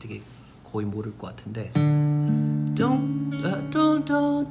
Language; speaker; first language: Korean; non-native, fluent; English